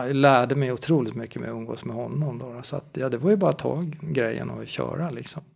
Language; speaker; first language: Swedish; native; Swedish